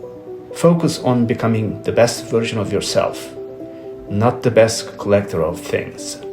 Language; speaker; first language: English; non-native, fluent; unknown